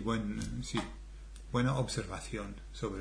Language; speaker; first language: Spanish; non-native, fluent; English